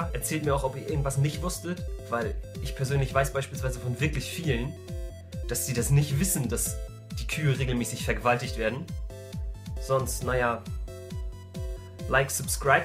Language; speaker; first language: German; native; German